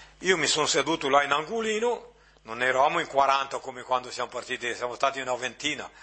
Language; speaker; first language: Italian; native; Italian